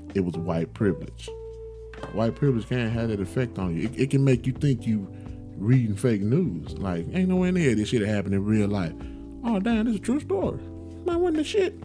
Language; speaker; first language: English; native; English